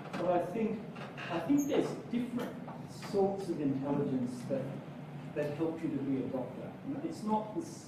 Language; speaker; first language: English; native; English